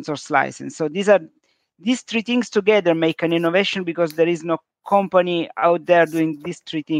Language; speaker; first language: English; non-native, fluent; Italian